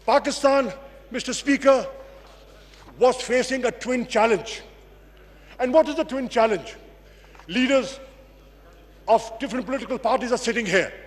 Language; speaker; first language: English; non-native, local second language; Urdu